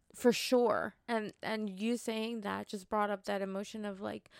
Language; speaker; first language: English; early bilingual, other home language; Spanish